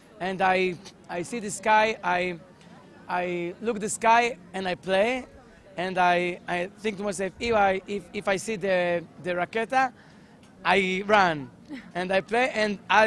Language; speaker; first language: English; non-native, learner; Hebrew